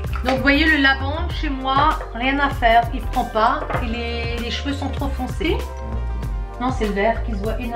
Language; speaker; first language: French; native; French